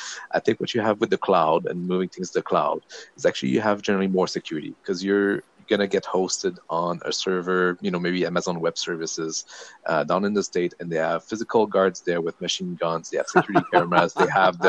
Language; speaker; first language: English; non-native, fluent; French